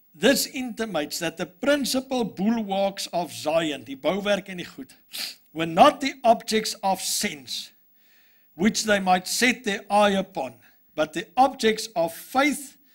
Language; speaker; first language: English; non-native, local second language; Afrikaans